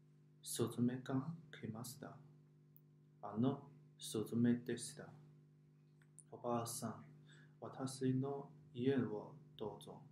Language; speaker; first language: Japanese; non-native, learner; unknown